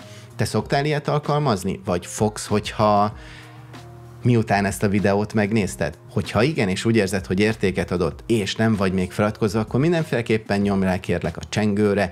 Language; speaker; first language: Hungarian; native; Hungarian